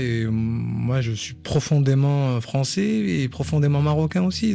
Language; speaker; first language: French; native; French